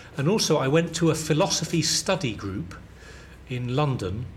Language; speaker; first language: English; native; English